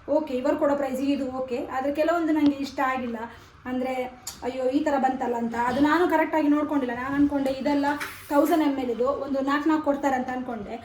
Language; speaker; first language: Kannada; non-native, local second language; Tulu